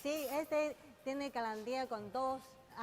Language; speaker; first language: Spanish; non-native, learner; Chinese